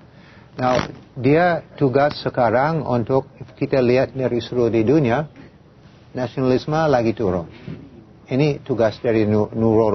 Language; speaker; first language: Indonesian; non-native, fluent; English